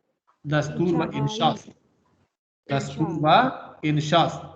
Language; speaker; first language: Persian; non-native, fluent; Urdu